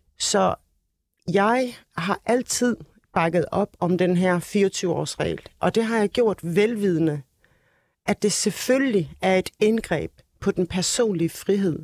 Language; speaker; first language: Danish; early bilingual, other home language; Turkish